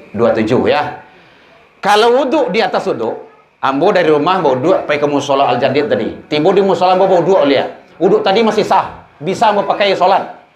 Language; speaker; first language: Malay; non-native, local second language; Minangkabau